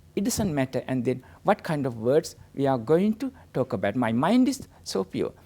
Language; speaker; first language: English; non-native, local second language; Sinhala